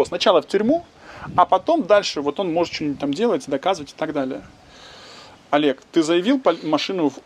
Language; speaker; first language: Russian; native; Russian